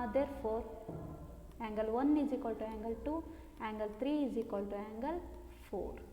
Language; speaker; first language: English; non-native, local second language; Kannada